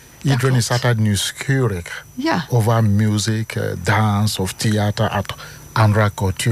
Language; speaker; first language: Dutch; non-native, learner; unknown